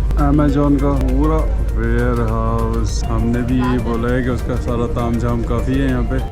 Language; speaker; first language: Hindi; native; Hindi